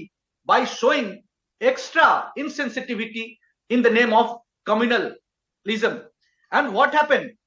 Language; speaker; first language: English; non-native, local second language; Hindi